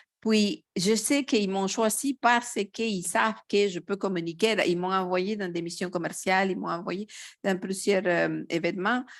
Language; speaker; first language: French; non-native, fluent; Spanish